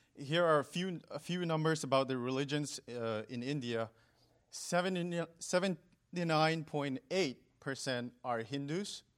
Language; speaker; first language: English; non-native, local second language; Manipuri